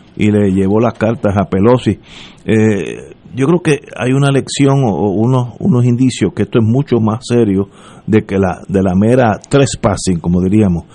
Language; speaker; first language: Spanish; early bilingual, heritage; Spanish